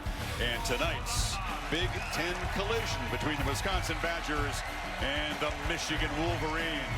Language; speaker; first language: English; native; English